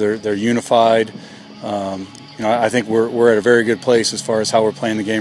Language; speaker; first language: English; native; English